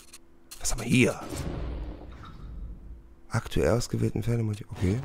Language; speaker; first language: German; native; German